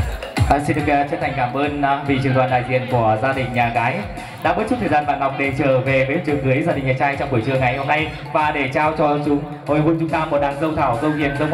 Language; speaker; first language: Vietnamese; native; Vietnamese